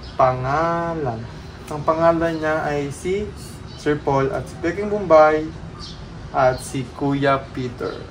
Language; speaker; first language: Filipino; native; Filipino